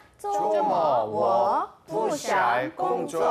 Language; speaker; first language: Chinese; non-native, learner; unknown